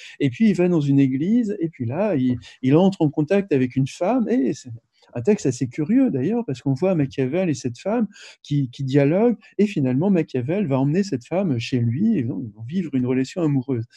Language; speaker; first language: French; native; French